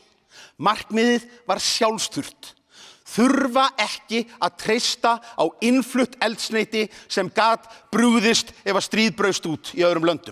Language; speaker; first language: Icelandic; native; Icelandic